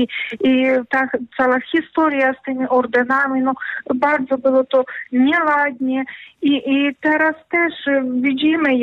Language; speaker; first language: Polish; non-native, fluent; Ukrainian